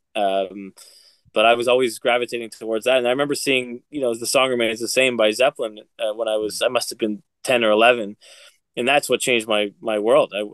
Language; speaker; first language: English; native; English